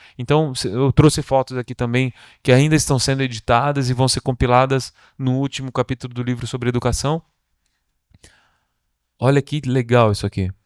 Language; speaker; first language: Portuguese; native; Portuguese